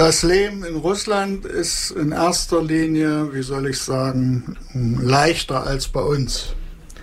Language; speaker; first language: German; native; German